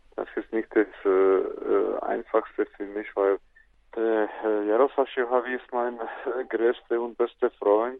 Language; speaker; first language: German; non-native, fluent; Czech